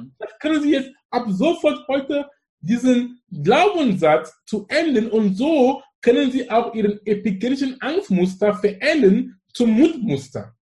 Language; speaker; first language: German; non-native, fluent; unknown